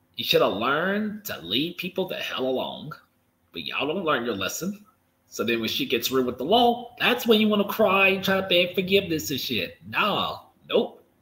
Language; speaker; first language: English; native; English